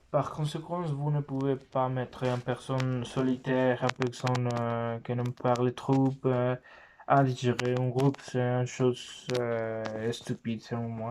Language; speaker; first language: French; non-native, learner; Spanish